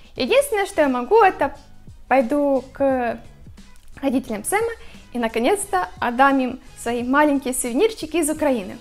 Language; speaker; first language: Russian; native; Russian